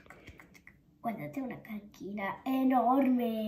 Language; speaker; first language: Italian; early bilingual, heritage; Italian